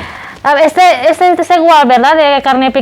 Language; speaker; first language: Spanish; non-native, learner; Indonesian